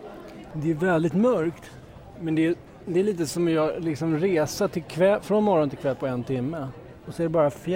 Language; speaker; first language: Swedish; native; Swedish